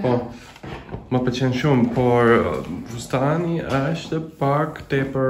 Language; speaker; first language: Albanian; non-native, learner; German